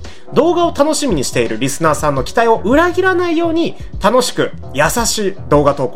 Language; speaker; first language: Japanese; native; Japanese